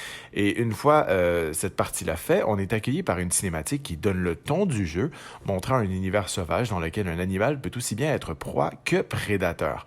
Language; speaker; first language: French; native; French